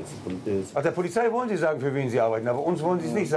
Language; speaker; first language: German; native; German